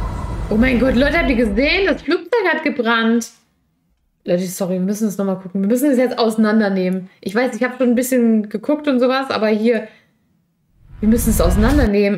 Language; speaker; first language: German; native; German